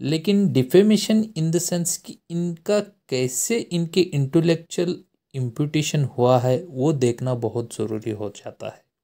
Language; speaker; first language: Hindi; native; Hindi